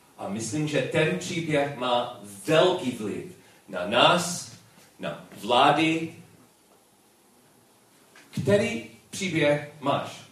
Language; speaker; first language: Czech; non-native, learner; English